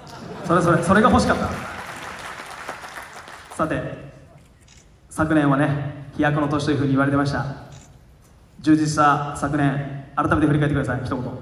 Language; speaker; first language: Japanese; native; Japanese